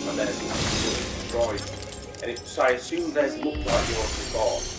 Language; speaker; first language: English; native; English